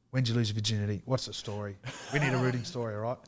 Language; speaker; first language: English; native; English